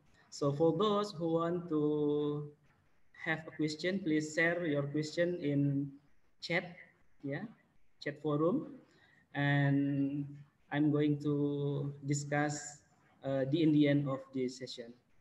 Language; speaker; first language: English; non-native, fluent; Indonesian